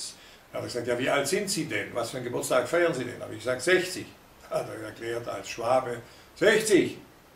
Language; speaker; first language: German; native; German